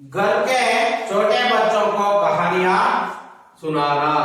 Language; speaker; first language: Hindi; non-native, local second language; Kannada